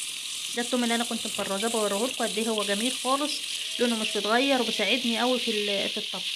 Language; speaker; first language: Arabic; native; Arabic